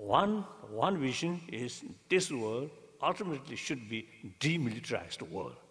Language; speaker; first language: English; non-native, learner; Tibetan